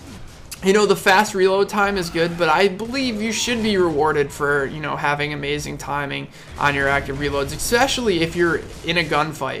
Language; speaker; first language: English; native; English